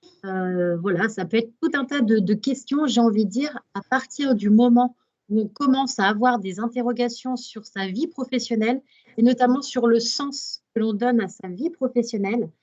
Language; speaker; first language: French; native; French